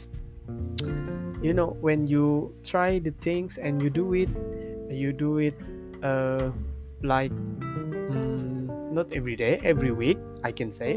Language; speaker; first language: English; non-native, local second language; Malay